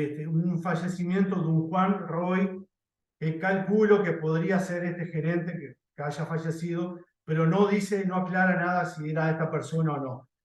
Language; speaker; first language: Spanish; native; Spanish